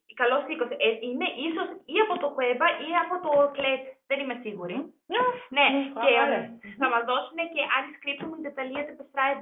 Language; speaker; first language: Greek; non-native, learner; German